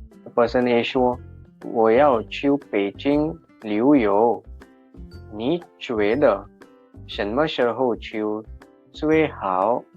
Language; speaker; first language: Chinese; non-native, fluent; Hindi